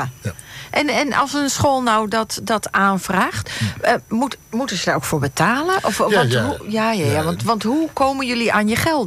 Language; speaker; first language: Dutch; native; Dutch